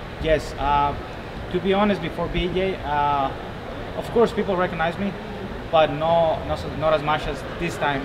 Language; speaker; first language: English; non-native, fluent; Spanish